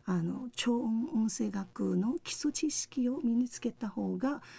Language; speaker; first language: Japanese; non-native, fluent; Cantonese